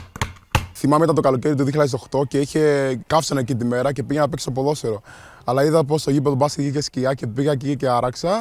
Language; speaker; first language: Greek; early bilingual, other home language; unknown